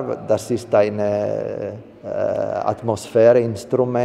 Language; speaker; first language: German; non-native, learner; Italian